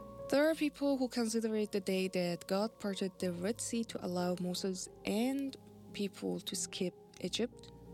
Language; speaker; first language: English; non-native, fluent; Persian